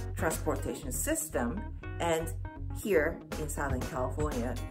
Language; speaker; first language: English; non-native, fluent; Japanese